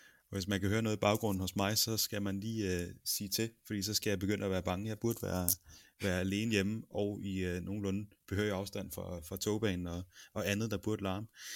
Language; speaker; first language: Danish; native; Danish